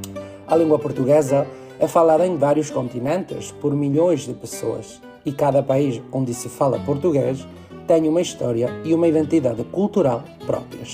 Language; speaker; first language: Portuguese; non-native, learner; Spanish